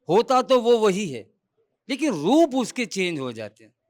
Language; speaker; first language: Urdu; non-native, local second language; Gujarati